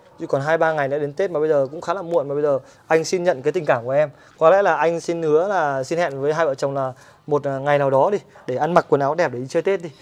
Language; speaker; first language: Vietnamese; native; Vietnamese